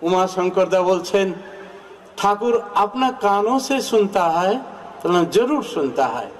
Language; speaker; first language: Hindi; non-native, local second language; Bangla